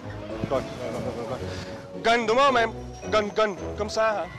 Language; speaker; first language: Vietnamese; non-native, learner; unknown